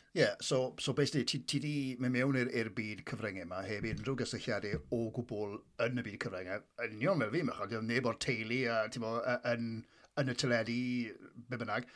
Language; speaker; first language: Welsh; native; Welsh